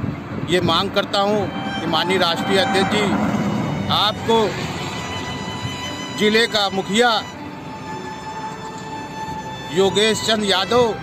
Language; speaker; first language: Hindi; native; Hindi